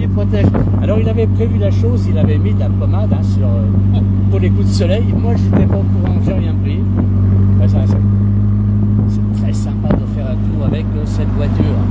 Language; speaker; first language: French; native; French